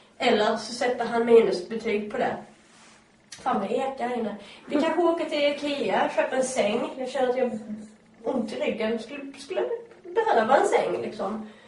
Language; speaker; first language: Swedish; native; Swedish